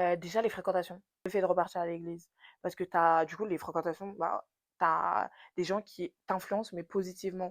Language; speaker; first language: French; native; French